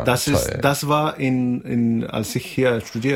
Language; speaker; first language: German; non-native, learner; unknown